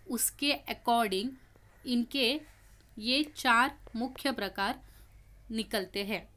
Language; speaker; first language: Hindi; non-native, local second language; Marathi